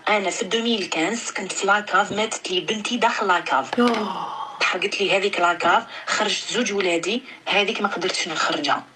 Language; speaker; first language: Arabic; native; Arabic